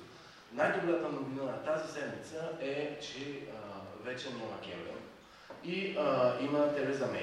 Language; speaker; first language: Bulgarian; non-native, fluent; French